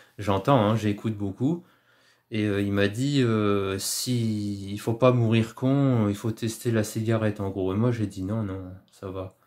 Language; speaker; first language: French; native; French